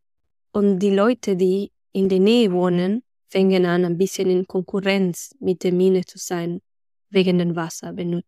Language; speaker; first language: German; non-native, fluent; Spanish